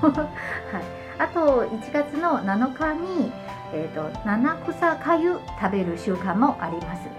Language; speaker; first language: Japanese; non-native, fluent; Chinese